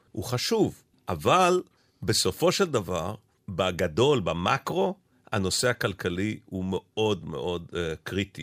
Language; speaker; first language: Hebrew; native; Hebrew